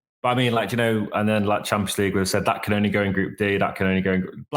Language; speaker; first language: English; native; English